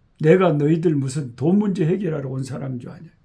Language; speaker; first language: Korean; native; Korean